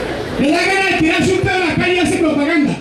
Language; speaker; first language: Spanish; native; Spanish